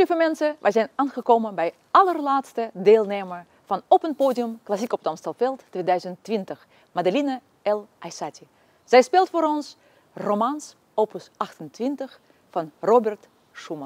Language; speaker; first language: Dutch; non-native, fluent; Russian